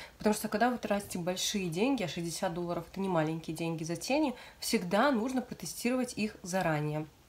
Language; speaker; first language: Russian; native; Russian